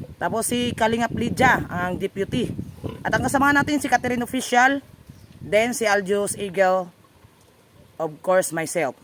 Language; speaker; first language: Filipino; non-native, local second language; Cebuano